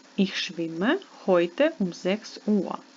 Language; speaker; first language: German; non-native, fluent; Ukrainian